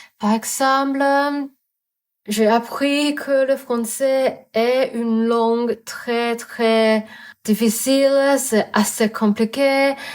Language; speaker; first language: French; non-native, learner; Cantonese